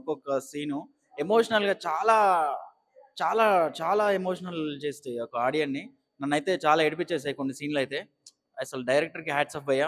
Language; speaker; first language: Telugu; native; Telugu